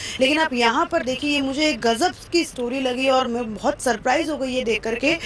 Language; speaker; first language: Hindi; native; Hindi